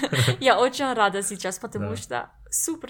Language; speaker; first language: Russian; non-native, learner; English